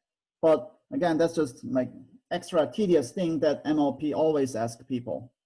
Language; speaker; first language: English; non-native, fluent; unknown